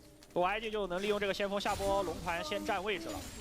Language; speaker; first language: Chinese; native; Chinese